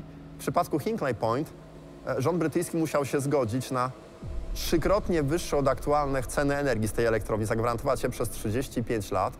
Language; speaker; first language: Polish; native; Polish